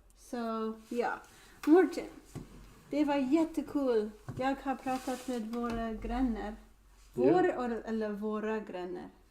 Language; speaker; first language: Swedish; non-native, learner; English